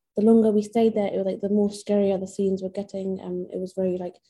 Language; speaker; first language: English; non-native, fluent; Persian